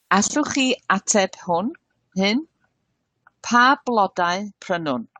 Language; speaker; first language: Welsh; non-native, learner; English